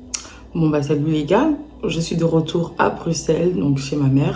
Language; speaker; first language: French; native; French